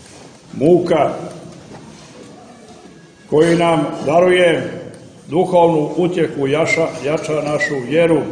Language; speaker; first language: Croatian; native; Croatian